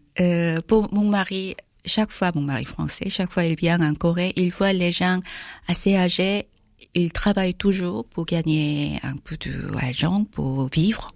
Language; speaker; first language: French; non-native, learner; Korean